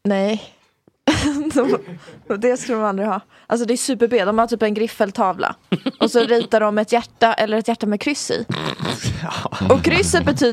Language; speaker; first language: Swedish; native; Swedish